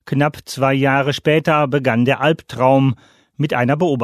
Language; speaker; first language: German; native; German